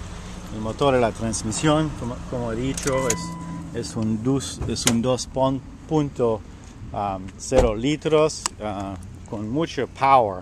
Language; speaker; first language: Spanish; non-native, learner; French